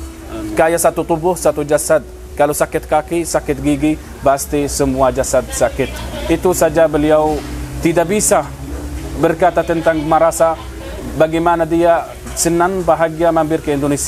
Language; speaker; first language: Indonesian; non-native, fluent; Arabic